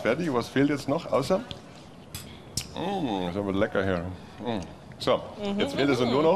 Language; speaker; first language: German; native; German